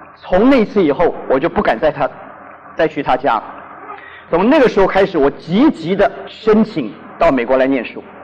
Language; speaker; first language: Chinese; non-native, local second language; Cantonese